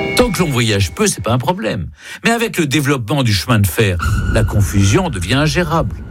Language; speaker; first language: French; native; French